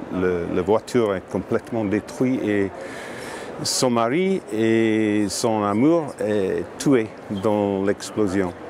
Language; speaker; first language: French; non-native, learner; English